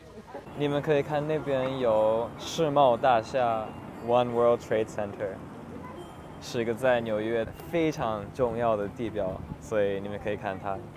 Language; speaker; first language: Chinese; non-native, fluent; English